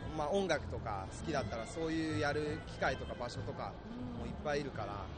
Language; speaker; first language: Japanese; native; Japanese